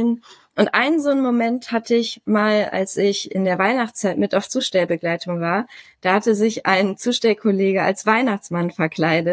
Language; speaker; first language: German; native; German